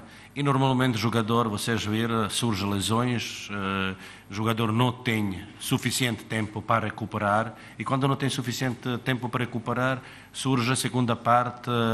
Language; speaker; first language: Portuguese; non-native, fluent; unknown